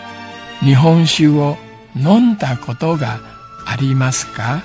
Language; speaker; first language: Japanese; non-native, fluent; Min Nan Chinese